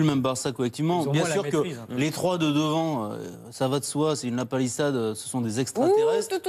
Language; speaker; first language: French; native; French